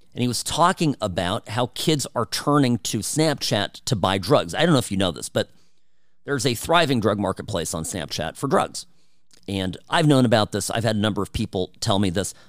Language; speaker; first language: English; early bilingual, other home language; Czech